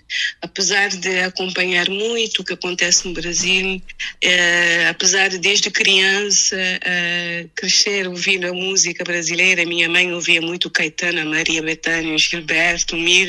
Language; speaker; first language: Portuguese; non-native, local second language; Kabuverdianu